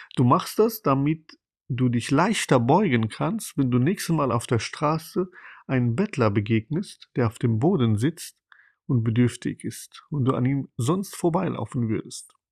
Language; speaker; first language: German; non-native, fluent; Persian